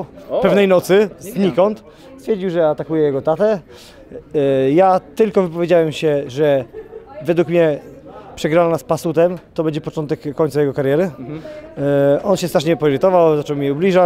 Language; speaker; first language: Polish; native; Polish